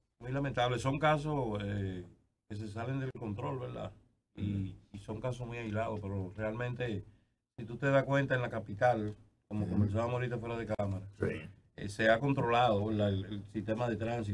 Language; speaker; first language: Spanish; native; Spanish